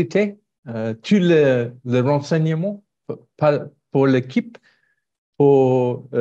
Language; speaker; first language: French; non-native, learner; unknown